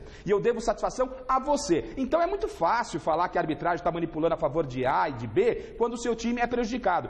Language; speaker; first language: Portuguese; native; Portuguese